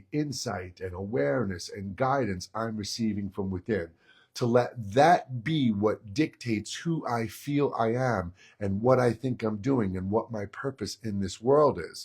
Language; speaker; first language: English; native; English